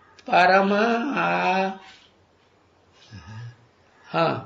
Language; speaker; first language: Hindi; native; Hindi